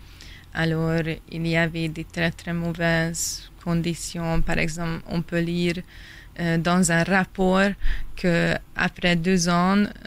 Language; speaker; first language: French; non-native, fluent; Hungarian